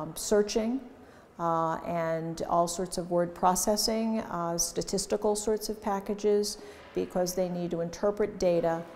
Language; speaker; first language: English; native; English